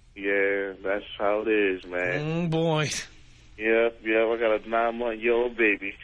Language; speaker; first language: English; native; English